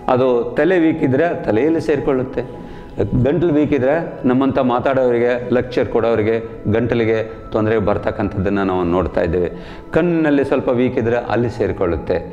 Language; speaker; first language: Kannada; native; Kannada